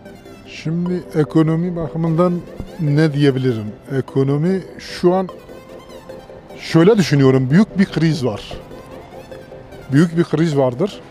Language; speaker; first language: Turkish; non-native, local second language; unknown